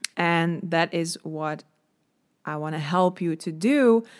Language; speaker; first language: English; non-native, fluent; Dutch